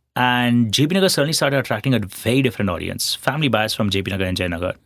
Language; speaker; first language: English; non-native, local second language; Hindi